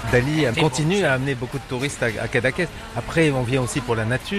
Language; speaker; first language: French; native; French